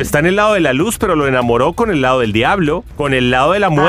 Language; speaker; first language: Spanish; native; Spanish